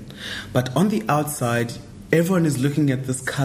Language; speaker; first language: English; non-native, local second language; Xhosa